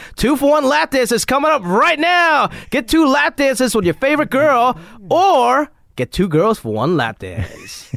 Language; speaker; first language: English; non-native, local second language; Chinese